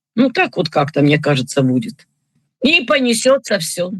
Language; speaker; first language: Russian; native; Russian